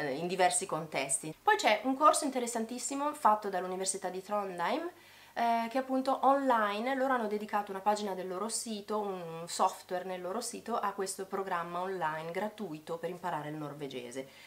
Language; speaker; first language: Italian; native; Italian